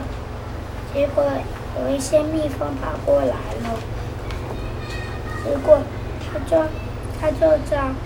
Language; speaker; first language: Chinese; native; Chinese